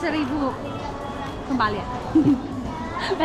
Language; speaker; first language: Indonesian; non-native, learner; English